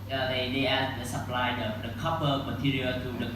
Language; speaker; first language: English; non-native, learner; Vietnamese